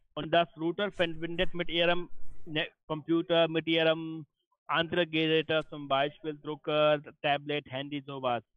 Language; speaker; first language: German; non-native, learner; Hindi